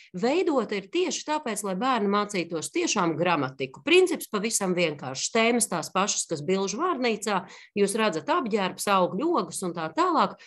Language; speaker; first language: Latvian; native; Latvian